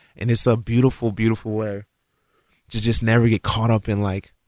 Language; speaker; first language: English; native; English